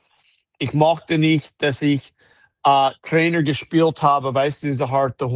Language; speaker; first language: German; non-native, fluent; English